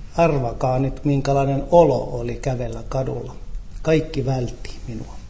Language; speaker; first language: Finnish; non-native, fluent; Arabic